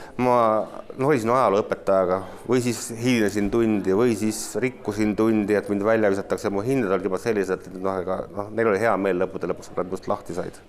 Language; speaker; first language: Estonian; native; Estonian